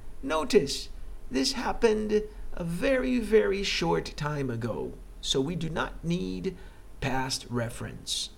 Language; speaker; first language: English; non-native, fluent; Portuguese